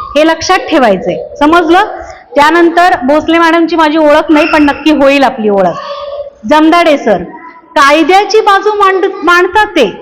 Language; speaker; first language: Marathi; native; Marathi